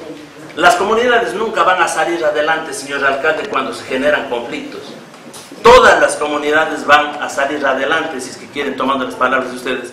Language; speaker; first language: Spanish; native; Spanish